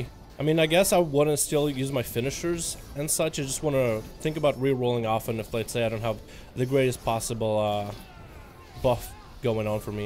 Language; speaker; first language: English; native; English